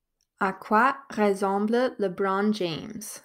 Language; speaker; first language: French; non-native, fluent; English